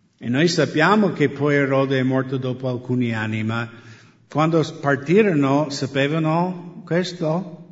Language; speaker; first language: Italian; non-native, fluent; English